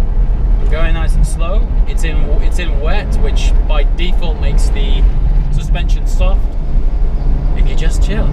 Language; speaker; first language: English; native; English